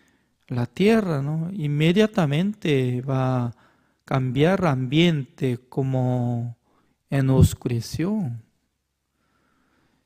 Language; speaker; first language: Spanish; non-native, fluent; Korean